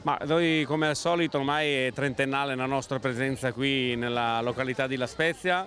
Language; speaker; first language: Italian; native; Italian